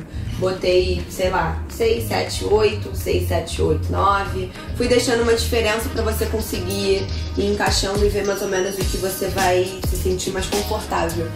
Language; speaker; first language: Portuguese; native; Portuguese